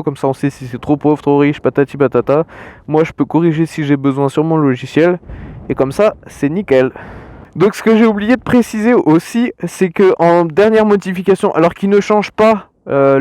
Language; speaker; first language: French; native; French